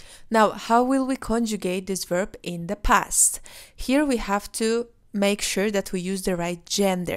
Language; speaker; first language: English; non-native, fluent; Polish